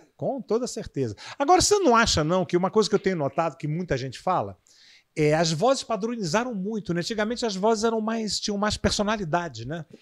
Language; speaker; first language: Portuguese; native; Portuguese